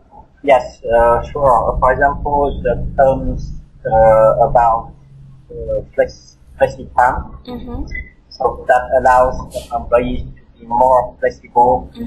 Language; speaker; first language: English; non-native, learner; Vietnamese